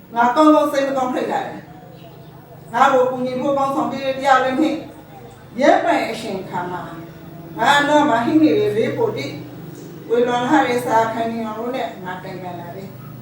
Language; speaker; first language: Burmese; native; Burmese